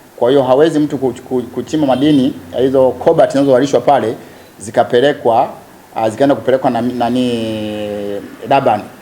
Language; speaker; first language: Swahili; native; Swahili